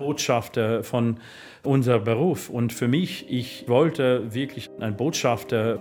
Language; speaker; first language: German; non-native, fluent; English